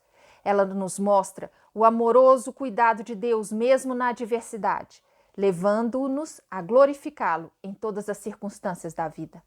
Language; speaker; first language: Portuguese; native; Portuguese